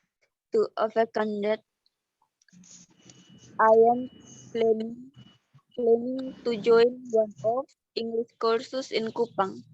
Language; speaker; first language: English; non-native, learner; Indonesian